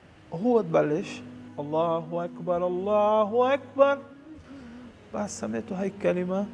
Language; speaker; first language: Arabic; non-native, learner; Portuguese